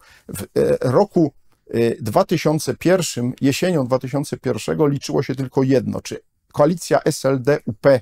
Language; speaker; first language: Polish; native; Polish